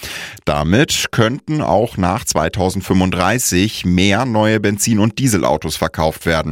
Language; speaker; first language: German; native; German